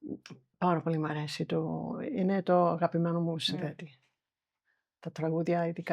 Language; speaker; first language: Greek; non-native, fluent; English